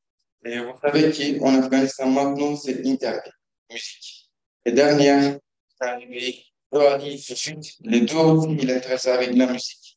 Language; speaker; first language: French; non-native, learner; Kurdish